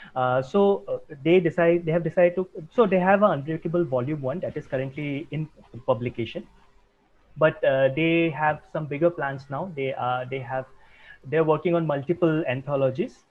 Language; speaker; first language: English; non-native, local second language; Assamese